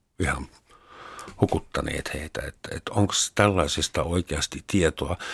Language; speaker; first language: Finnish; non-native, fluent; German